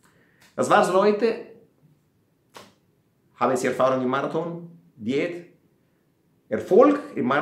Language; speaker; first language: German; non-native, fluent; Italian